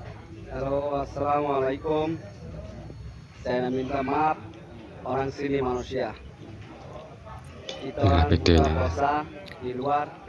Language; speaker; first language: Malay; non-native, learner; Bangla